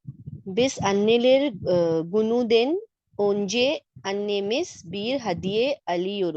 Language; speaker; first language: Turkish; non-native, learner; Urdu